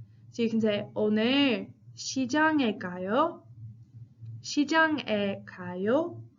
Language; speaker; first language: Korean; non-native, fluent; English